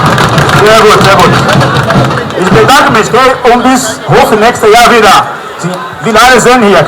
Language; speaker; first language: German; non-native, learner; Portuguese